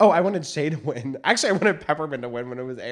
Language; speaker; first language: English; native; English